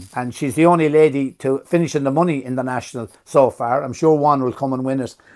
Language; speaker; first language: English; native; English